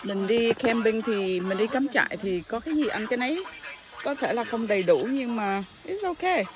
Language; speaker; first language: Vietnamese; early bilingual, heritage; Vietnamese